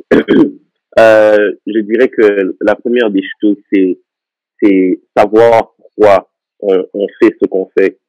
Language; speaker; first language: French; non-native, local second language; Lingala